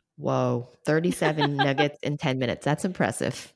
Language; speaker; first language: English; native; English